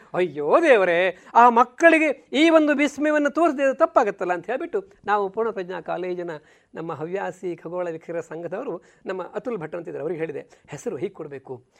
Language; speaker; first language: Kannada; native; Kannada